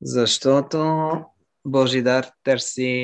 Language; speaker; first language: Bulgarian; non-native, learner; French